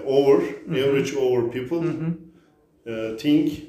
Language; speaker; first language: English; non-native, learner; Turkish